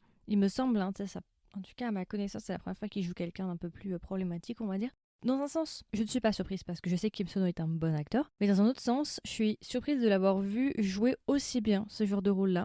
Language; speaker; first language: French; native; French